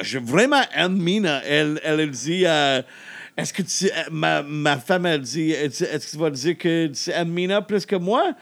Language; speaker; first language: French; non-native, learner; English